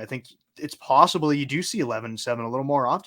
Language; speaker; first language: English; native; English